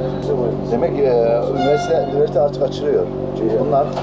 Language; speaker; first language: Turkish; early bilingual, heritage; Turkish